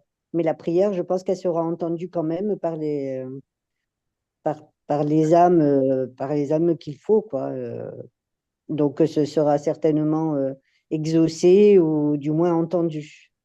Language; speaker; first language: French; native; French